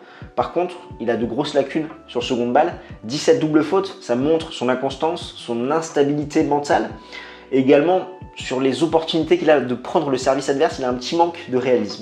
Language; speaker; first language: French; native; French